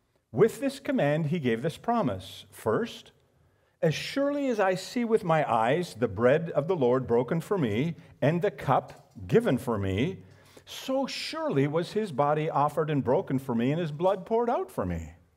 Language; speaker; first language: English; native; English